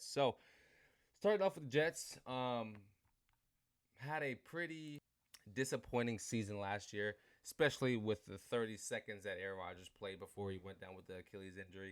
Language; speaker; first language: English; native; English